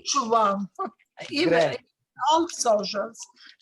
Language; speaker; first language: English; non-native, learner; Italian